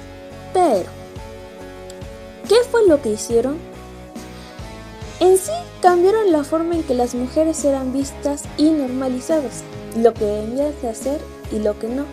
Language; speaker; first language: Spanish; native; Spanish